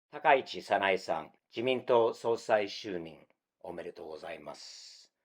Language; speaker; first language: Japanese; non-native, fluent; English